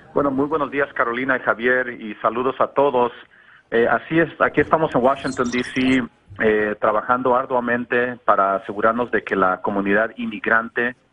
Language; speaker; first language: Spanish; native; Spanish